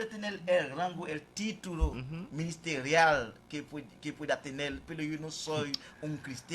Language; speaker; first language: Spanish; non-native, fluent; Haitian Creole